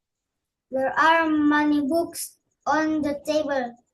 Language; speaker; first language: English; non-native, learner; Indonesian